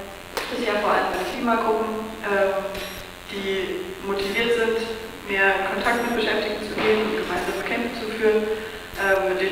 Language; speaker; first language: German; native; German